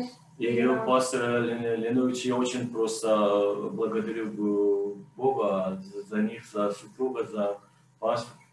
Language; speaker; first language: Russian; non-native, learner; Persian